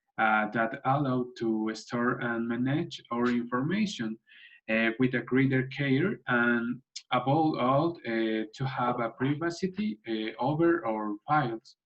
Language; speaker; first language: English; non-native, learner; Spanish